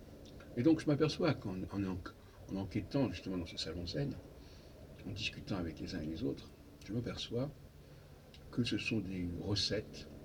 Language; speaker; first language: French; native; French